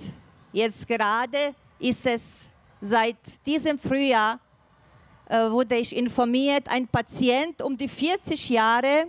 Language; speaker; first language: German; non-native, fluent; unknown